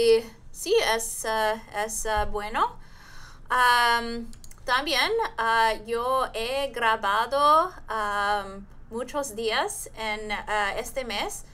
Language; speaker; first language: Spanish; non-native, learner; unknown